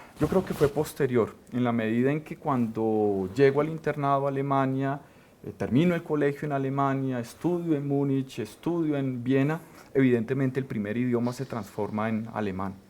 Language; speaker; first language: Spanish; native; Spanish